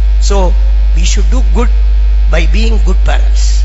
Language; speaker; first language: English; non-native, local second language; Tamil